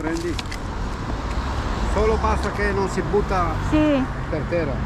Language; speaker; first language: Italian; non-native, learner; Filipino